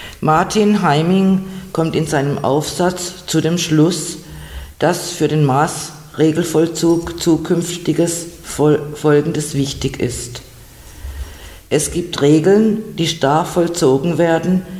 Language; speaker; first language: German; native; German